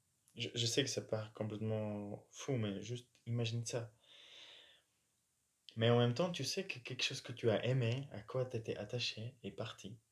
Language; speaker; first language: French; non-native, fluent; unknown